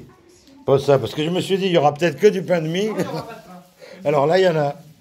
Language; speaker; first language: French; native; French